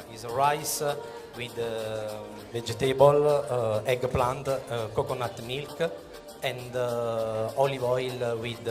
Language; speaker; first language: English; non-native, learner; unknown